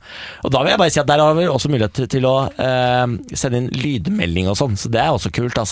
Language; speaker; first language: Norwegian; native; Norwegian